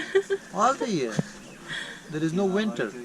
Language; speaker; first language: English; non-native, local second language; Urdu